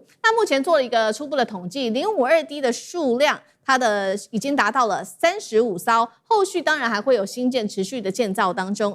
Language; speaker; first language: Chinese; native; Chinese